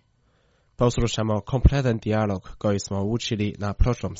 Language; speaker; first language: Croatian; non-native, fluent; Chinese